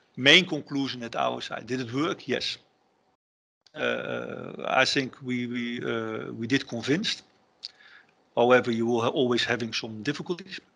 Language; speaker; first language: English; non-native, fluent; Dutch